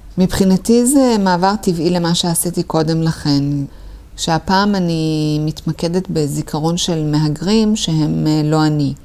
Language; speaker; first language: Hebrew; early bilingual, other home language; Persian